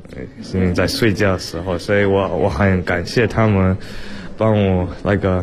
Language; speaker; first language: Chinese; early bilingual, heritage; Chinese